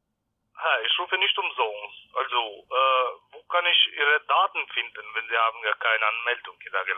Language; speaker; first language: German; non-native, learner; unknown